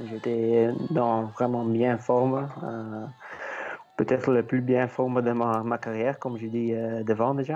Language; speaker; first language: French; non-native, learner; Dutch